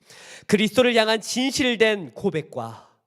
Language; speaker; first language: Korean; native; Korean